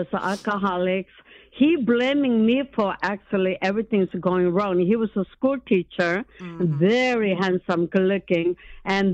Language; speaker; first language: English; non-native, learner; Korean